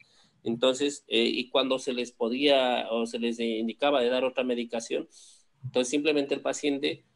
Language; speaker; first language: Spanish; native; Spanish